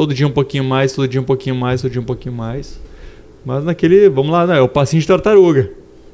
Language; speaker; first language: Portuguese; native; Portuguese